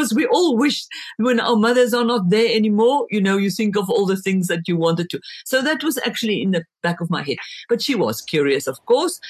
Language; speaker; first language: English; non-native, local second language; Afrikaans